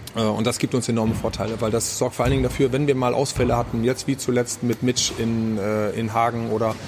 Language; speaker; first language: German; early bilingual, other home language; Danish